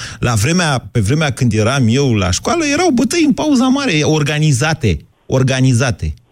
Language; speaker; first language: Romanian; native; Romanian